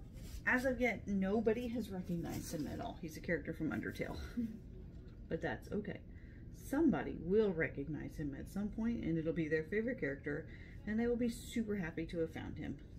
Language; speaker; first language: English; native; English